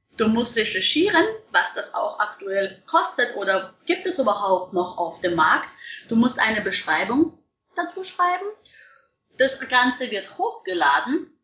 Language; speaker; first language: German; non-native, fluent; Russian